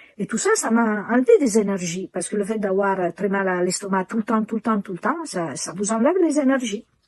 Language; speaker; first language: French; non-native, fluent; Italian